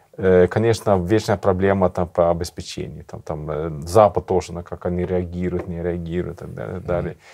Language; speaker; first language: Russian; non-native, learner; Swedish